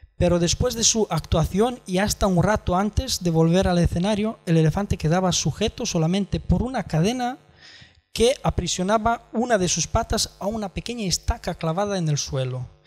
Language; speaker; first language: Spanish; non-native, fluent; Romanian